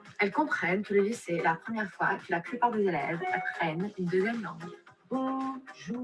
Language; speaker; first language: French; non-native, learner; English